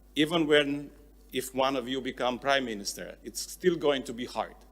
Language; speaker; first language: English; non-native, fluent; Slovenian